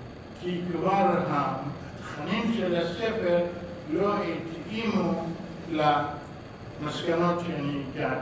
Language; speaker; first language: Hebrew; non-native, fluent; Arabic